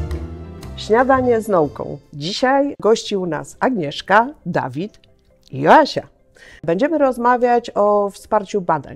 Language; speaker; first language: Polish; native; Polish